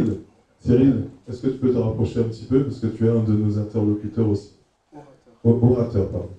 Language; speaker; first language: French; native; French